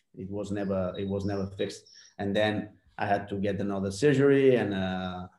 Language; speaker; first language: English; non-native, fluent; Spanish